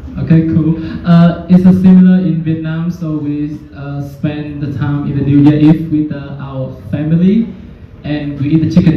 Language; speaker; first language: English; non-native, fluent; Vietnamese